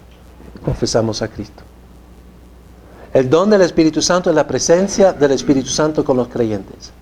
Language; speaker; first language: Spanish; non-native, fluent; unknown